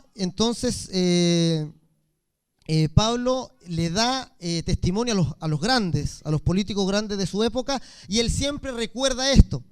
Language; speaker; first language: Spanish; native; Spanish